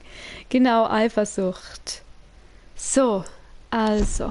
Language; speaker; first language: German; native; German